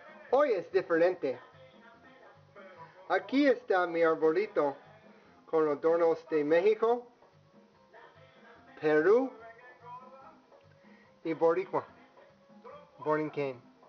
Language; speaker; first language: Spanish; non-native, learner; English